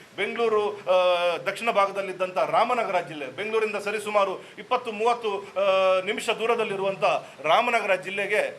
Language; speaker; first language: Kannada; non-native, local second language; Tulu